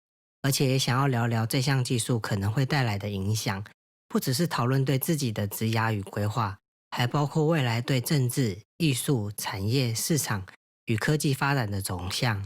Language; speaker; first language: Chinese; native; Chinese